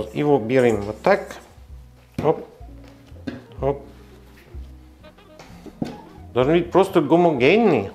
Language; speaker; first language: Russian; non-native, learner; French